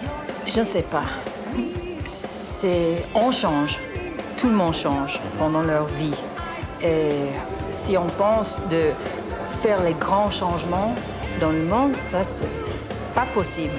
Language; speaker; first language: French; non-native, learner; English